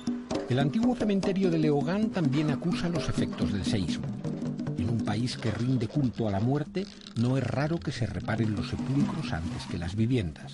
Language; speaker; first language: Spanish; native; Spanish